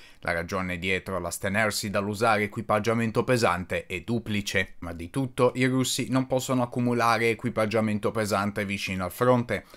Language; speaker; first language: Italian; native; Italian